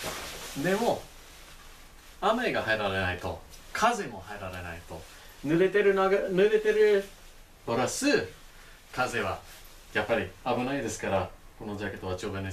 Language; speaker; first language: Japanese; non-native, fluent; English